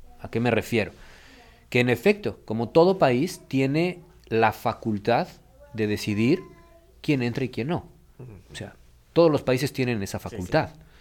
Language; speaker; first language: Spanish; native; Spanish